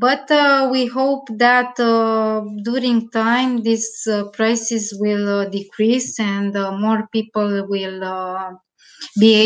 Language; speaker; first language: English; non-native, learner; Romanian